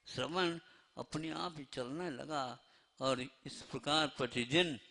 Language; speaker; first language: Hindi; non-native, local second language; Kannada